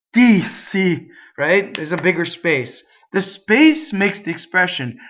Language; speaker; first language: English; native; English